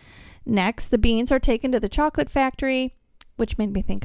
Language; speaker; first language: English; native; English